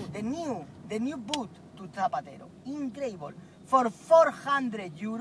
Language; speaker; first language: English; non-native, learner; Spanish